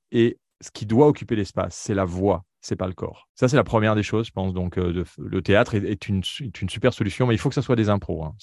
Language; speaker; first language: French; native; French